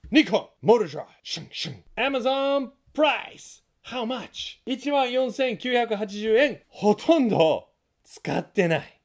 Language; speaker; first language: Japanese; non-native, fluent; English